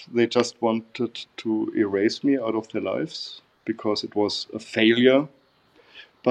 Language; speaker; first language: English; non-native, fluent; German